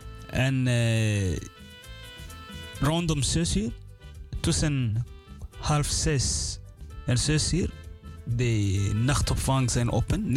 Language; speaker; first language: Dutch; non-native, learner; Swahili